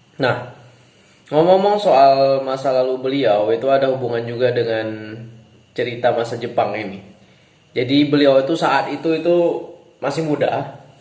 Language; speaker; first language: Indonesian; native; Indonesian